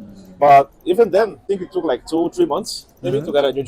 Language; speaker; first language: English; non-native, fluent; Portuguese